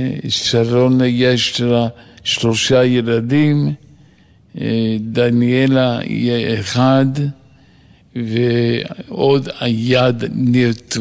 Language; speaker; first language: Hebrew; non-native, fluent; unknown